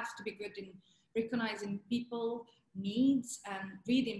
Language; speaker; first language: English; non-native, fluent; Italian